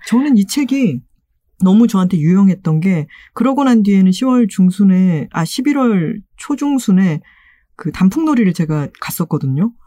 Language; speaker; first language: Korean; native; Korean